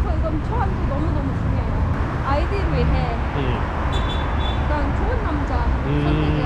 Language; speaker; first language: Korean; non-native, learner; Persian